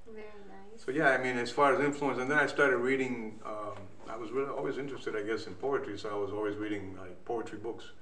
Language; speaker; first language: English; native; English